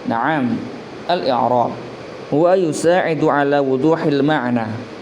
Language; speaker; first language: Arabic; non-native, learner; Indonesian